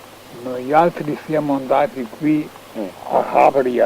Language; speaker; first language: Italian; non-native, learner; Slovenian